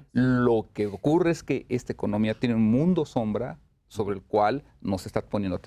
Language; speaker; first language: Spanish; native; Spanish